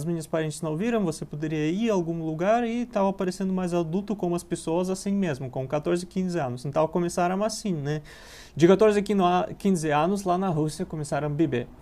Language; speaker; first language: Portuguese; non-native, learner; Russian